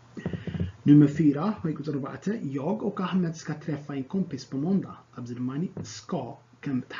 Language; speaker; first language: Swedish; non-native, fluent; Tigrinya